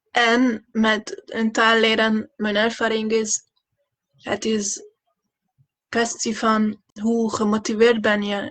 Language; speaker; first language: Dutch; non-native, fluent; Hungarian